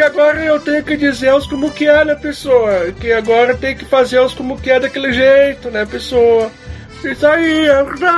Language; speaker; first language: Portuguese; native; Portuguese